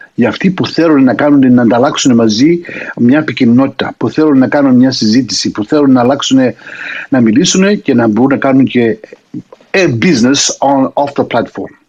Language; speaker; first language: Greek; early bilingual, heritage; Greek